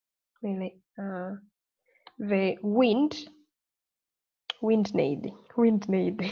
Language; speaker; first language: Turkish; non-native, fluent; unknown